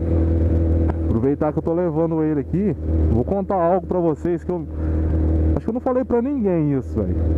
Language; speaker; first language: Portuguese; native; Portuguese